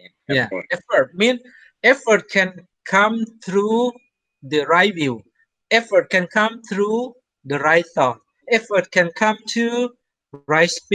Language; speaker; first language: English; non-native, fluent; Thai